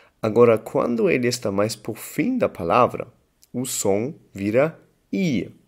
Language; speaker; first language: Portuguese; non-native, fluent; German